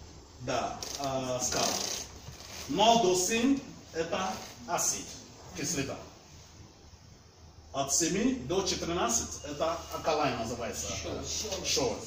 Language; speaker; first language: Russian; non-native, learner; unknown